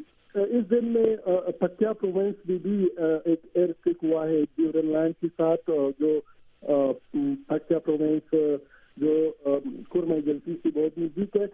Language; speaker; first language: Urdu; non-native, learner; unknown